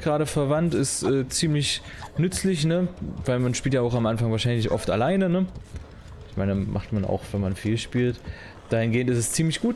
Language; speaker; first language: German; native; German